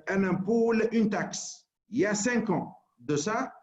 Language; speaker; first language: French; non-native, local second language; Arabic